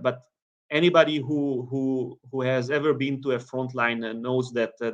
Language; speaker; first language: English; non-native, fluent; Hungarian